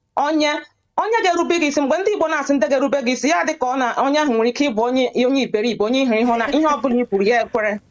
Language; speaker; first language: Igbo; early bilingual, heritage; Igbo